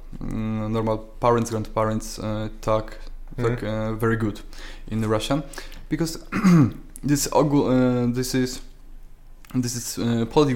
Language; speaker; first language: English; non-native, learner; Polish